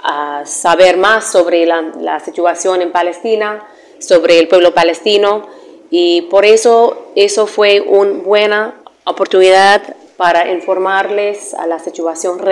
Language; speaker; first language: Spanish; non-native, fluent; Arabic